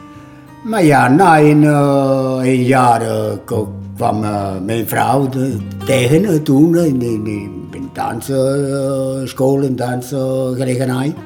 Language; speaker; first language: Dutch; non-native, learner; Italian